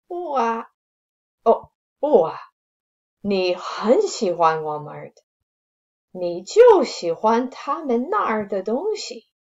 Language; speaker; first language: Chinese; non-native, fluent; English